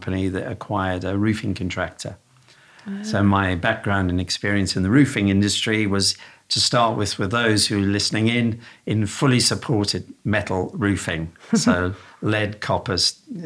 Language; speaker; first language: English; native; English